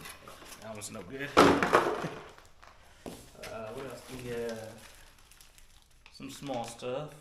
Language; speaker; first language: English; native; English